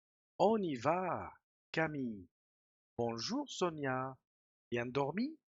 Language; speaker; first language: French; non-native, fluent; Spanish